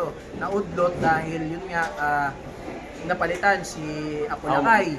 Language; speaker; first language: Filipino; native; Filipino